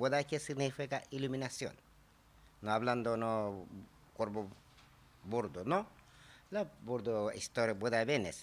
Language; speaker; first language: Spanish; non-native, learner; Tibetan